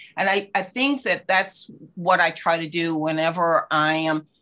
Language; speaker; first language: English; native; English